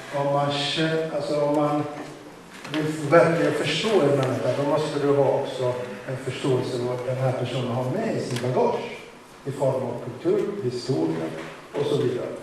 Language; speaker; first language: Swedish; non-native, fluent; Somali